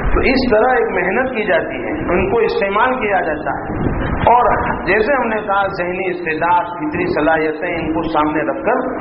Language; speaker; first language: Urdu; non-native, local second language; Gujarati